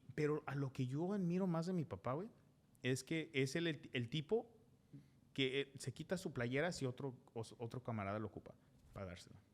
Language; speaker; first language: Spanish; early bilingual, other home language; English